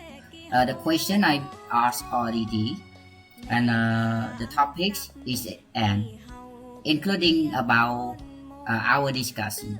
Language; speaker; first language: English; non-native, learner; Khmer